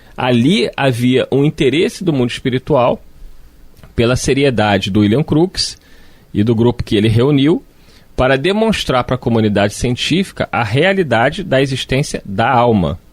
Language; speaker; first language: Portuguese; native; Portuguese